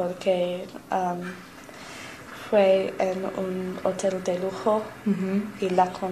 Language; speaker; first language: Spanish; non-native, learner; English